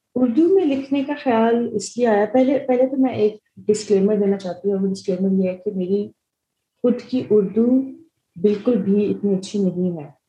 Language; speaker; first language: Urdu; native; Urdu